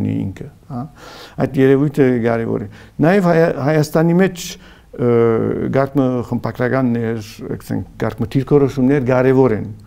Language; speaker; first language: Armenian; early bilingual, heritage; Armenian